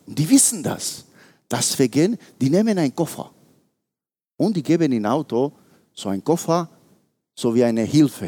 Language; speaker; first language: German; non-native, fluent; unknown